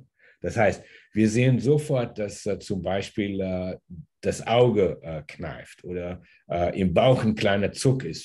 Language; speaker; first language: German; early bilingual, heritage; German